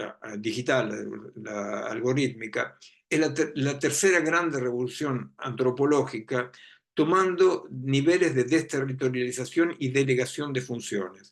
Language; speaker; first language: Spanish; native; Spanish